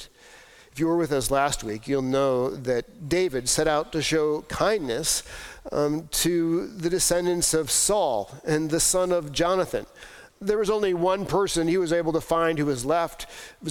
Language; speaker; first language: English; native; English